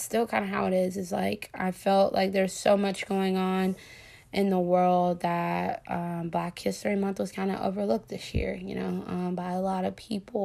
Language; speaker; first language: English; native; English